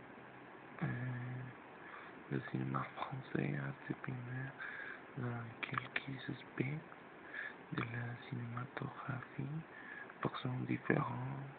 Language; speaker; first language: French; non-native, learner; Spanish